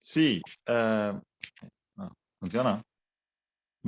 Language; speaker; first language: Spanish; non-native, fluent; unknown